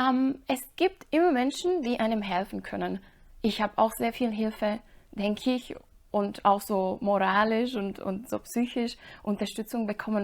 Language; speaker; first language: German; non-native, fluent; Slovak